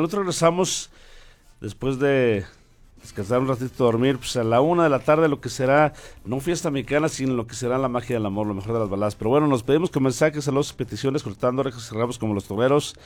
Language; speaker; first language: Spanish; native; Spanish